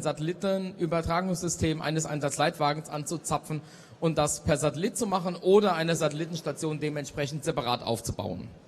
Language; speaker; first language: German; native; German